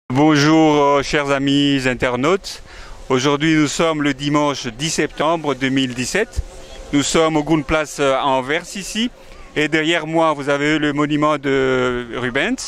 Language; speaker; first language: French; native; French